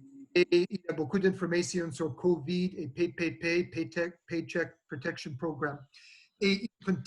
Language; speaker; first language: French; non-native, learner; English